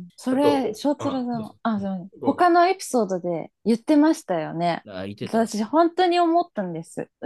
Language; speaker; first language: Japanese; native; Japanese